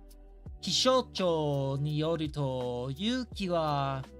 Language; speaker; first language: Japanese; non-native, learner; English